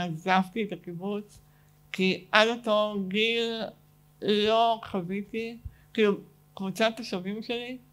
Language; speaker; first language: Hebrew; native; Hebrew